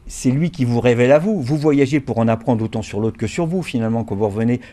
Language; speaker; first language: French; native; French